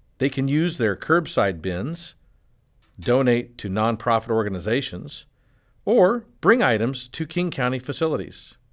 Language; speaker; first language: English; native; English